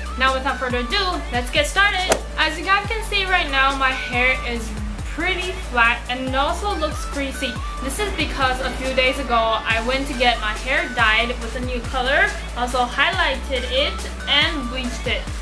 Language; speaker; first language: English; non-native, fluent; Chinese